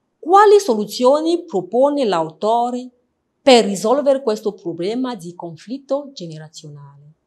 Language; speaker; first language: Italian; non-native, fluent; French